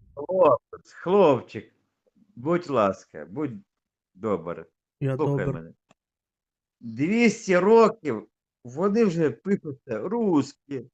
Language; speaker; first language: Russian; native; Russian